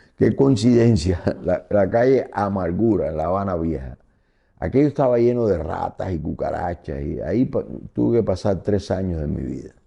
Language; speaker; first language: Spanish; native; Spanish